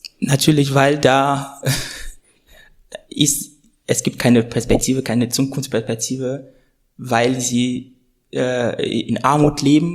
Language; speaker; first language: German; non-native, fluent; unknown